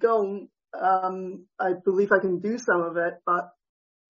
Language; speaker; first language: English; non-native, local second language; Min Nan Chinese